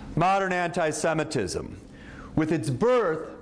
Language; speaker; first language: English; native; English